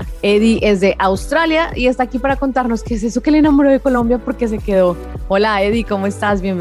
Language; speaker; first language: Spanish; native; Spanish